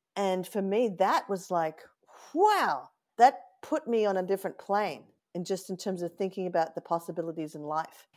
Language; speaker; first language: English; native; English